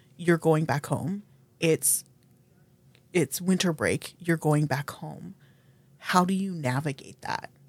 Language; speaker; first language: English; native; English